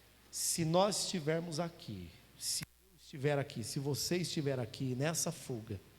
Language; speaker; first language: Portuguese; native; Portuguese